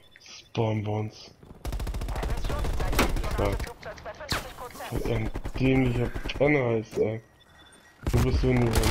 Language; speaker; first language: German; native; German